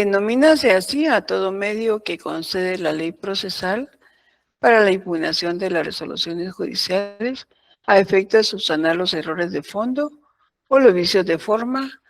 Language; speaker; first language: Spanish; native; Spanish